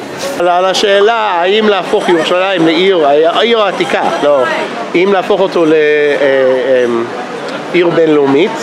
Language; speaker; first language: Hebrew; non-native, fluent; English